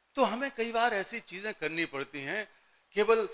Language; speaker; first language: Hindi; native; Hindi